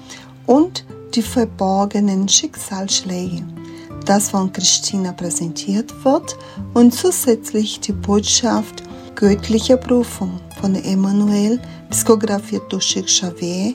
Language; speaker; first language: German; non-native, fluent; Portuguese